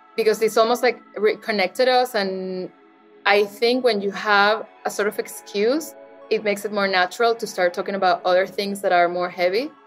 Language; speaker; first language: English; non-native, fluent; Spanish